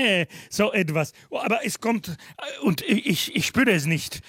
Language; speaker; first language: German; non-native, fluent; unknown